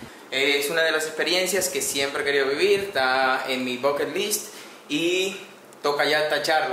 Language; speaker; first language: Spanish; native; Spanish